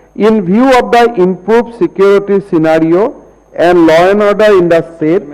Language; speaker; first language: English; non-native, local second language; Assamese